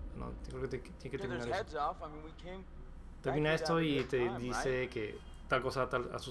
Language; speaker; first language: Spanish; native; Spanish